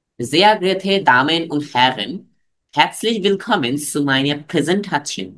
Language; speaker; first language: German; non-native, fluent; Bangla